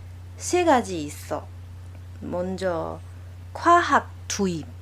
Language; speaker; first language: Korean; non-native, learner; Chinese